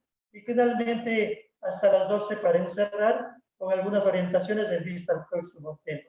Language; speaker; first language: Spanish; native; Spanish